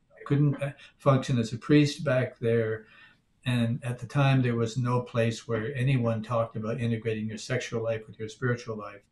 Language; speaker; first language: English; native; English